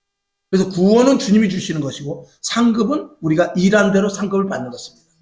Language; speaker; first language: Korean; native; Korean